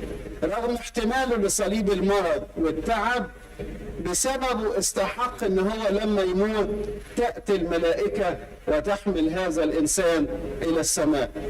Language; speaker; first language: Arabic; native; Arabic